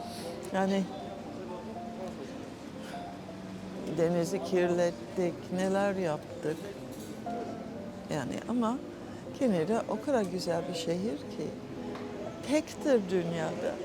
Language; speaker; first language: Turkish; non-native, fluent; English